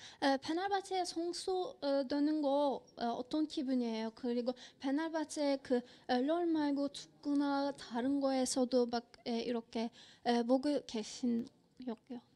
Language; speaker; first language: Korean; non-native, fluent; Turkish